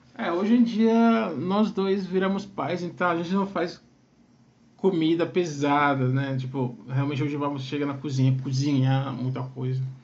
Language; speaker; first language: Portuguese; non-native, fluent; Akan